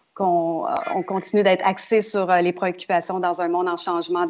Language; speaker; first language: French; native; French